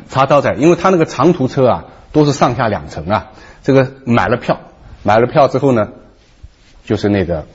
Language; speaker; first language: Chinese; native; Chinese